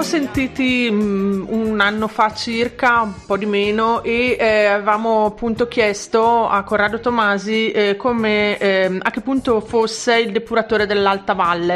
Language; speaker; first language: Italian; native; Italian